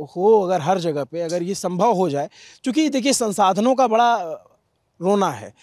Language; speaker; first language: Hindi; native; Hindi